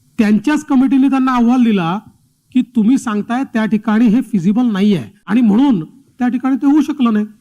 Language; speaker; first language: Marathi; native; Marathi